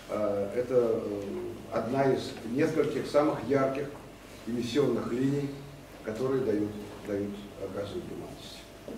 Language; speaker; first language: Russian; native; Russian